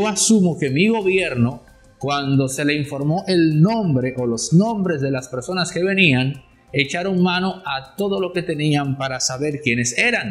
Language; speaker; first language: Spanish; native; Spanish